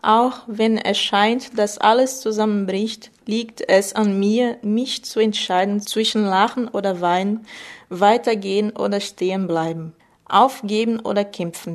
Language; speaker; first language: German; non-native, fluent; Portuguese